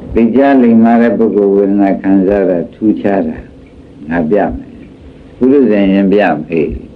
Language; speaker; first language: Burmese; native; Burmese